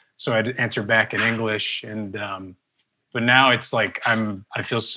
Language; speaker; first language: English; early bilingual, other home language; Spanish